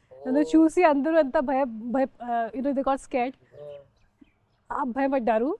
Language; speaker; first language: Telugu; non-native, fluent; Hindi